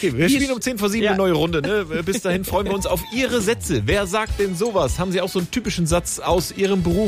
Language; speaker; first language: German; native; German